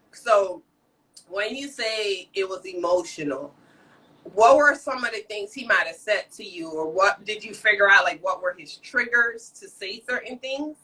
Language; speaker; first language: English; native; English